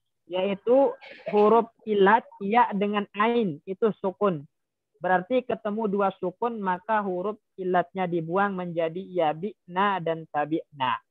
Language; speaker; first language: Indonesian; native; Indonesian